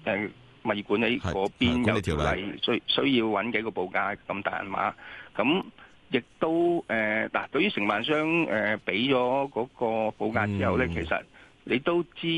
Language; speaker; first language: Cantonese; native; Cantonese